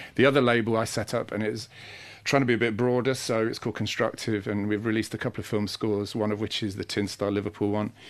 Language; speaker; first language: English; native; English